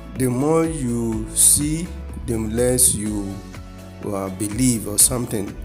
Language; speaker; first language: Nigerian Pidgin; non-native, local second language; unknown